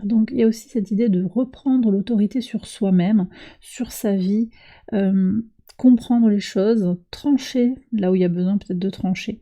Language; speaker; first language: French; native; French